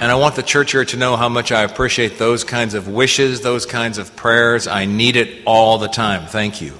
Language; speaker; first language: English; native; English